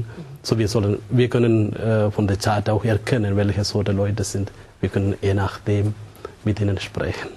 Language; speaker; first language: German; non-native, fluent; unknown